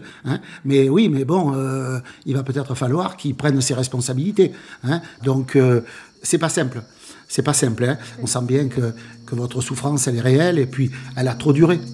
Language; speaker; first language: French; native; French